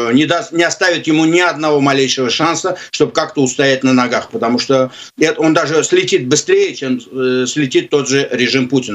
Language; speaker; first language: Russian; non-native, local second language; Azerbaijani